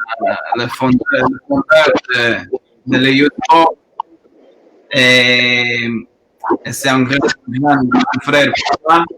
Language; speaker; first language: French; non-native, learner; Portuguese